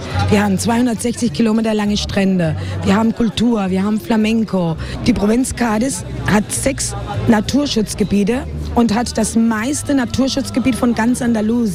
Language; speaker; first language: German; non-native, fluent; Spanish